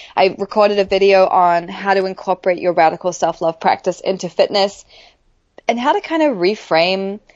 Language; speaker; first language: English; native; English